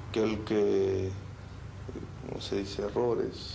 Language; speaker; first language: French; non-native, fluent; Spanish